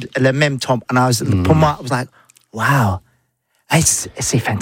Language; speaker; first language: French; non-native, learner; English